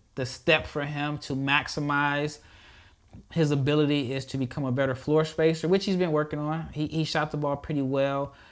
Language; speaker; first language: English; native; English